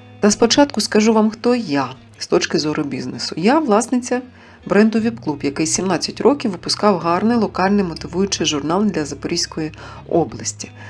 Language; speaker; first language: Ukrainian; non-native, local second language; Russian